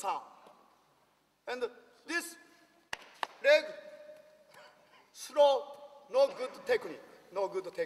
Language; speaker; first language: English; non-native, learner; Japanese